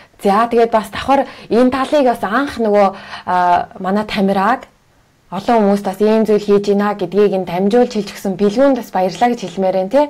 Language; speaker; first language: Mongolian; native; Mongolian